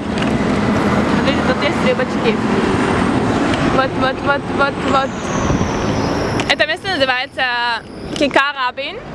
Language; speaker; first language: Russian; early bilingual, heritage; Russian